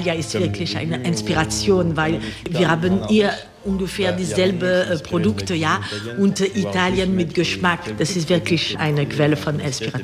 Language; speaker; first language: German; non-native, fluent; French